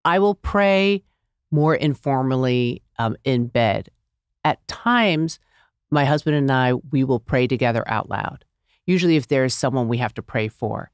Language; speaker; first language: English; native; English